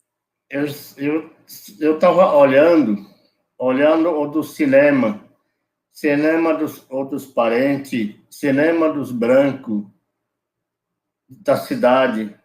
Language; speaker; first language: Portuguese; non-native, local second language; Yanomámi